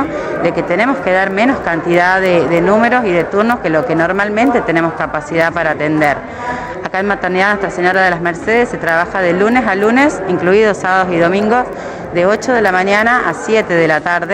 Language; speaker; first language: Spanish; native; Spanish